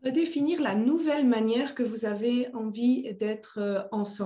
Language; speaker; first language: French; native; French